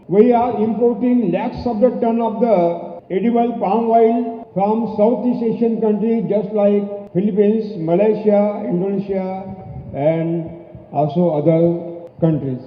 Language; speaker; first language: English; non-native, local second language; Marathi